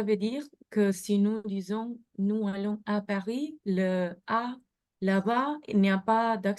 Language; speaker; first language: French; non-native, learner; Italian